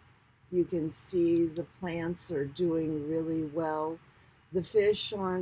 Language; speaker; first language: English; native; English